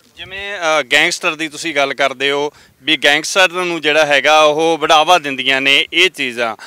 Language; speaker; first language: Punjabi; native; Punjabi